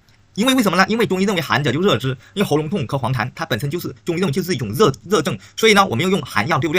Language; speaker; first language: Chinese; native; Chinese